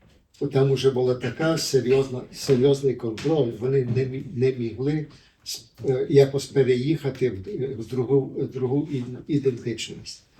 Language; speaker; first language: Ukrainian; early bilingual, heritage; Ukrainian